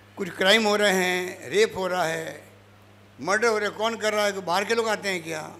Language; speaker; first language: Hindi; native; Hindi